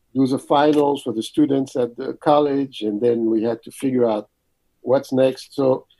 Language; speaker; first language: English; early bilingual, other home language; French